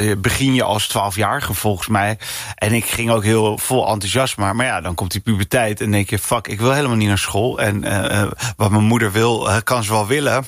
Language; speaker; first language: Dutch; early bilingual, other home language; English